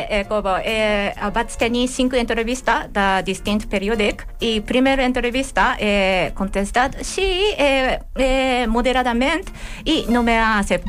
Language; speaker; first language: Catalan; non-native, learner; Japanese